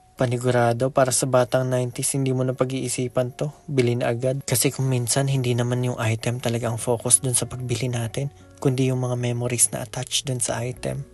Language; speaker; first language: Filipino; native; Filipino